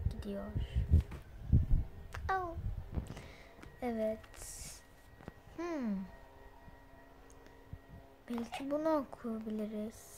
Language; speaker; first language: Turkish; early bilingual, heritage; Turkish